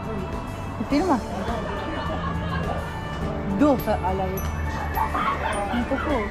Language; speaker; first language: Spanish; non-native, learner; Russian